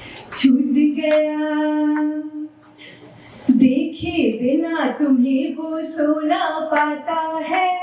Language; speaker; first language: Hindi; native; Hindi